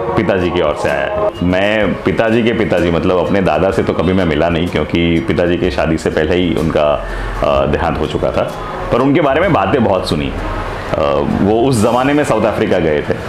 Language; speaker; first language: Hindi; non-native, local second language; Gujarati